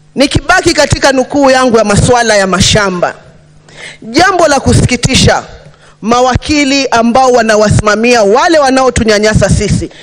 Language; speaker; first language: Swahili; native; Swahili